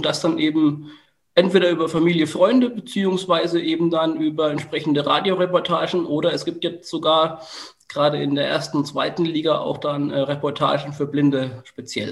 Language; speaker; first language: German; native; German